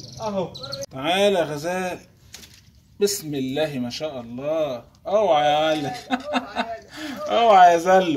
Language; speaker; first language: Arabic; native; Arabic